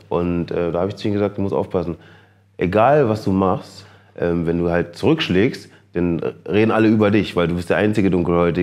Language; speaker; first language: German; native; German